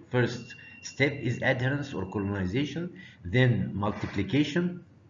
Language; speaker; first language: English; non-native, fluent; Arabic